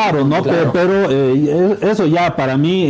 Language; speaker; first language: Spanish; native; Spanish